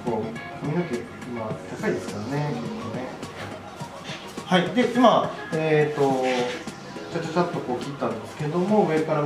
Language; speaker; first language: Japanese; native; Japanese